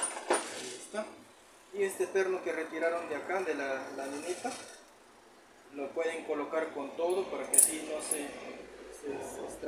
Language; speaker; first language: Spanish; native; Spanish